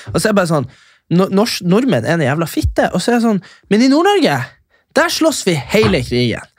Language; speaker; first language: Norwegian; native; Norwegian